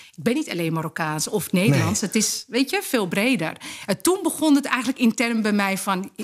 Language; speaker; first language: Dutch; early bilingual, other home language; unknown